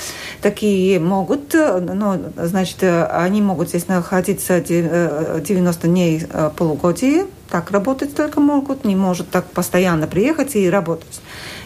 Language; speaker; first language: Russian; non-native, local second language; Latvian